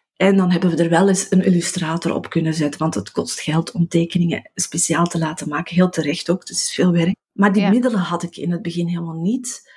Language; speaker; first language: Dutch; native; Dutch